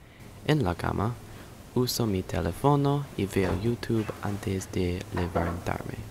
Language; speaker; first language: Spanish; non-native, learner; English